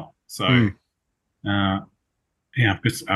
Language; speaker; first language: English; native; English